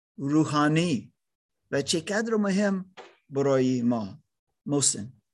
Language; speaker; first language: Persian; non-native, learner; German